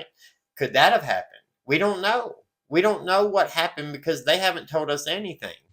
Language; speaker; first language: English; native; English